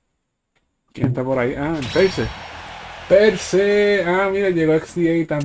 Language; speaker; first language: Spanish; native; Spanish